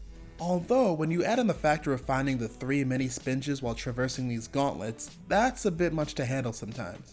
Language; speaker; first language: English; native; English